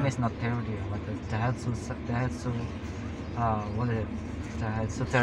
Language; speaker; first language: English; non-native, learner; Indonesian